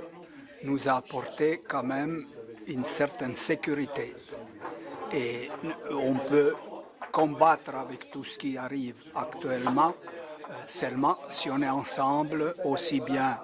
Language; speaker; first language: French; non-native, fluent; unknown